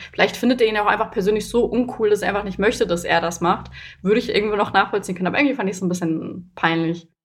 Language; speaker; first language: German; early bilingual, other home language; Persian